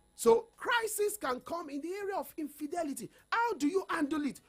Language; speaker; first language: English; non-native, local second language; Yoruba